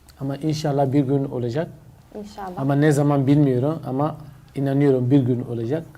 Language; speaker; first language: Turkish; non-native, learner; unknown